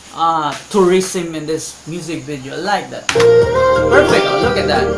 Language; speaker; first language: English; non-native, local second language; Cebuano